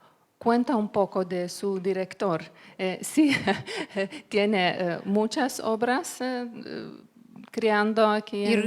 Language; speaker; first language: Spanish; non-native, learner; Lithuanian